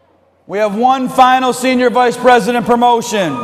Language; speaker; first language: English; native; English